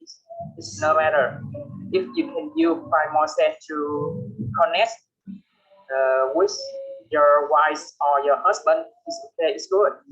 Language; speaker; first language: English; non-native, learner; Vietnamese